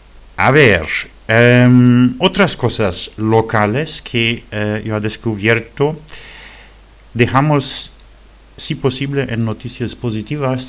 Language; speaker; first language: Spanish; non-native, fluent; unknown